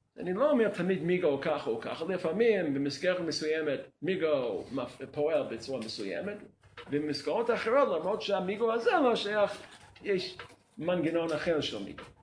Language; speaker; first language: Hebrew; non-native, fluent; English